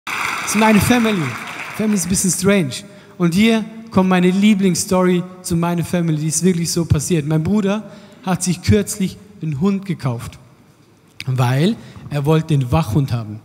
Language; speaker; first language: German; native; German